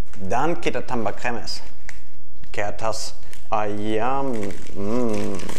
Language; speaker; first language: Indonesian; non-native, fluent; German